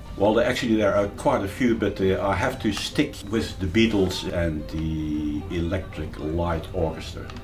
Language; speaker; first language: English; non-native, fluent; Dutch